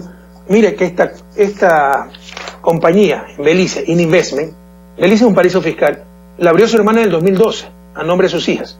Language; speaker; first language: Spanish; native; Spanish